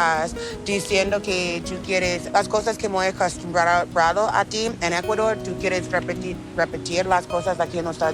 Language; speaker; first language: Spanish; non-native, learner; English